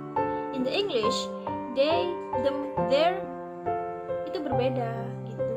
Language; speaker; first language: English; non-native, learner; Indonesian